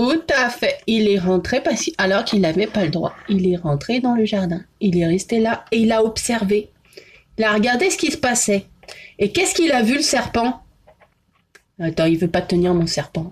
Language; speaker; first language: French; native; French